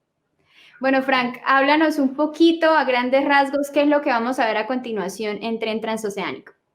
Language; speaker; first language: Spanish; native; Spanish